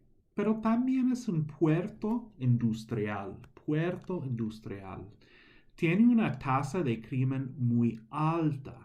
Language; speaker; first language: Spanish; non-native, fluent; English